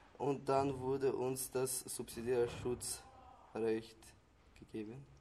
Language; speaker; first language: German; early bilingual, other home language; Chechen